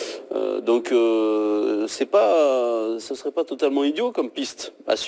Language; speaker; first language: French; native; French